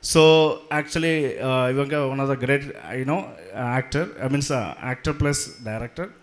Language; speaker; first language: Tamil; non-native, learner; Malayalam